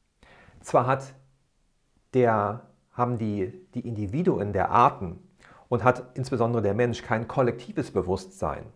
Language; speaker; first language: German; native; German